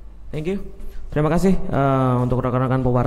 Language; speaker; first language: Indonesian; native; Indonesian